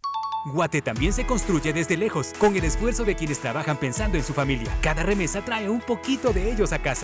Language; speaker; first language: Spanish; native; Spanish